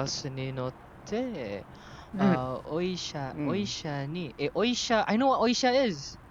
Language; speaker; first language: Japanese; non-native, learner; Malay